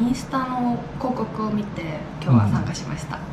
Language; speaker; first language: Japanese; native; Japanese